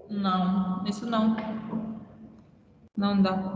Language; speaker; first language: Portuguese; non-native, fluent; Spanish